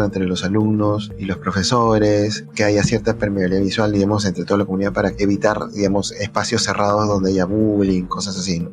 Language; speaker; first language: Spanish; native; Spanish